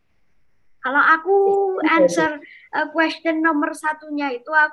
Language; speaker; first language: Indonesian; non-native, local second language; English